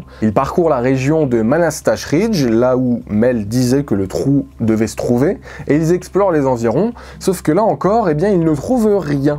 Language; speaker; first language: French; native; French